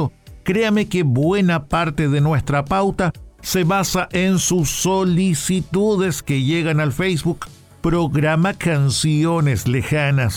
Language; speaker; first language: Spanish; native; Spanish